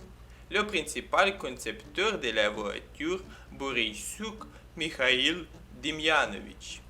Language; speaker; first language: French; non-native, learner; Ukrainian